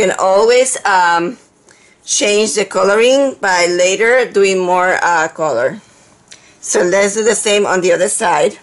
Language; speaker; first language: English; non-native, fluent; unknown